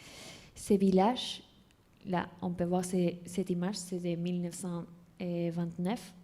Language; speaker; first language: French; non-native, fluent; Spanish